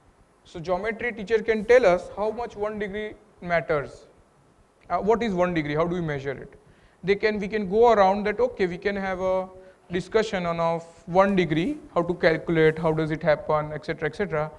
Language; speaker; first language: English; non-native, local second language; Gujarati